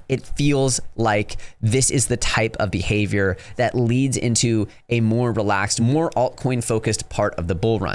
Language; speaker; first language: English; native; English